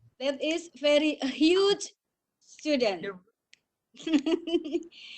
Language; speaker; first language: English; non-native, learner; Indonesian